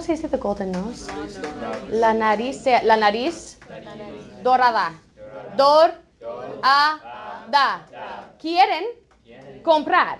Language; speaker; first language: Spanish; non-native, fluent; English